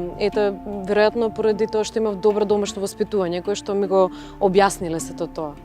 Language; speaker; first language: Macedonian; early bilingual, other home language; Russian